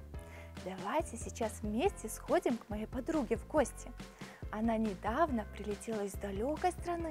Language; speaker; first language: Russian; native; Russian